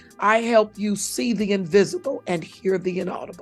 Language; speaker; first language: English; native; English